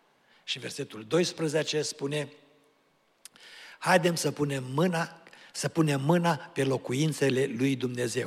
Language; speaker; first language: Romanian; native; Romanian